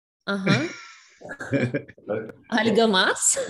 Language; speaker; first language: Spanish; non-native, learner; English